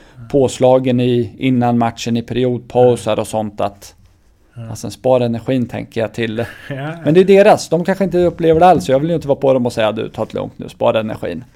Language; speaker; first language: Swedish; native; Swedish